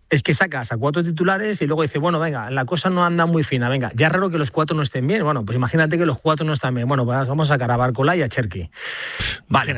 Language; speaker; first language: Spanish; native; Spanish